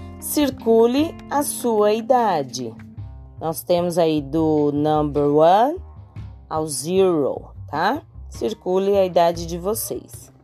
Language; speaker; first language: Portuguese; native; Portuguese